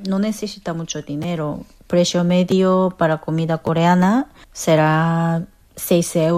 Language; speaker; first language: Spanish; non-native, fluent; Korean